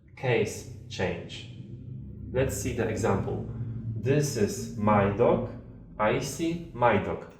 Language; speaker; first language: English; non-native, fluent; Polish